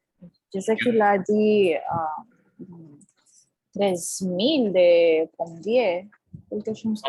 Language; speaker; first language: French; non-native, fluent; Spanish